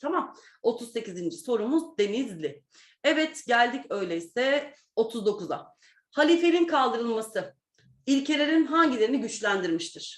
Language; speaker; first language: Turkish; native; Turkish